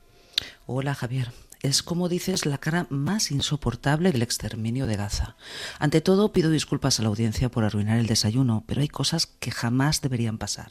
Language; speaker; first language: Spanish; native; Spanish